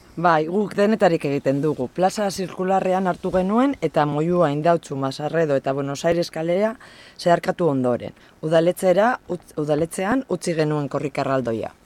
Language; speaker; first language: Basque; non-native, local second language; Spanish